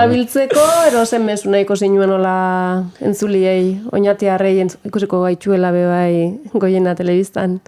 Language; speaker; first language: Basque; native; Basque